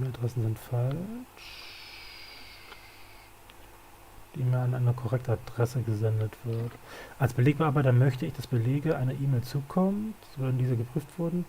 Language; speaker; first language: German; native; German